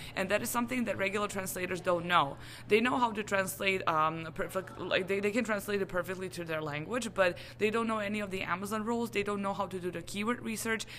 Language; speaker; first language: English; non-native, fluent; Serbian